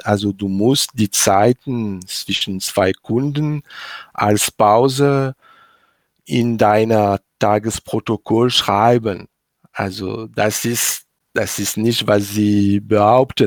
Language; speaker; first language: German; non-native, learner; French